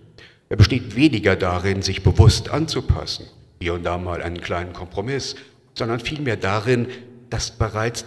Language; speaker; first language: German; native; German